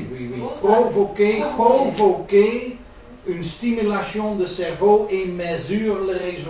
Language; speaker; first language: French; non-native, learner; Dutch